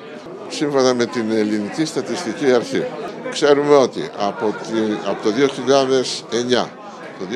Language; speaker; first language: Greek; native; Greek